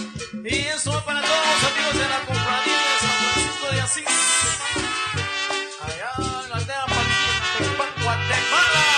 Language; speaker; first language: Spanish; native; Spanish